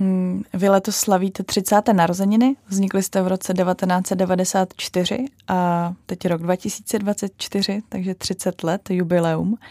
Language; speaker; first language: Czech; native; Czech